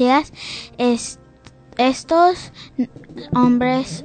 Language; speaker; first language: Spanish; early bilingual, heritage; English